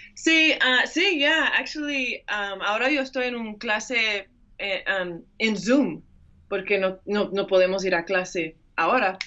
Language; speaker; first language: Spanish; early bilingual, heritage; English